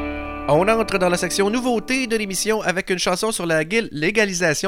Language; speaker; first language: French; native; French